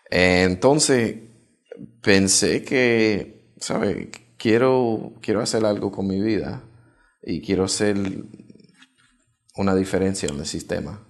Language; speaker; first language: Spanish; early bilingual, heritage; Spanish